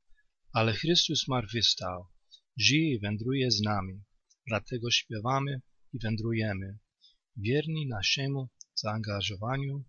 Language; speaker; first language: Polish; native; Polish